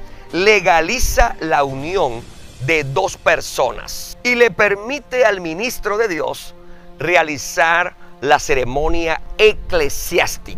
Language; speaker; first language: Spanish; native; Spanish